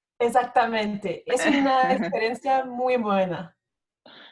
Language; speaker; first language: Spanish; non-native, fluent; French